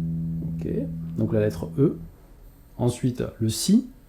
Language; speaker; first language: French; native; French